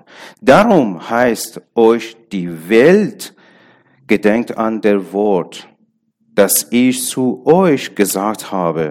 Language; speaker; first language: German; non-native, learner; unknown